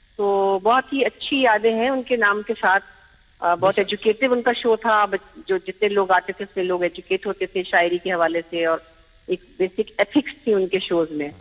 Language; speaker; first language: Urdu; native; Urdu